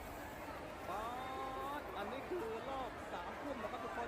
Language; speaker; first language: Thai; native; Thai